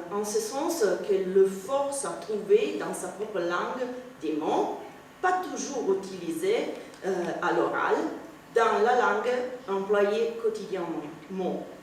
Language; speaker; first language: French; non-native, fluent; Italian